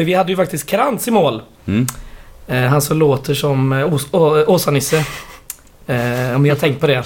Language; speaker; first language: Swedish; native; Swedish